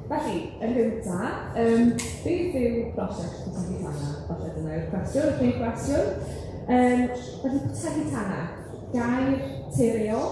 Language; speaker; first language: Welsh; native; Welsh